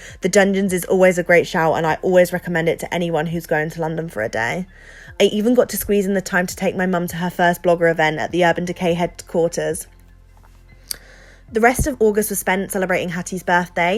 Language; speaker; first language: English; native; English